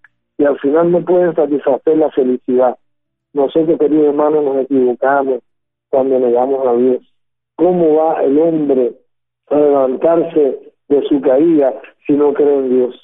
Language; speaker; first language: Spanish; native; Spanish